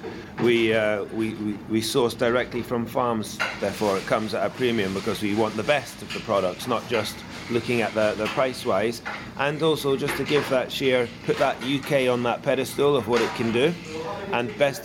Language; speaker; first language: English; native; English